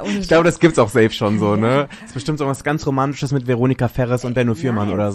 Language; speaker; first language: German; native; German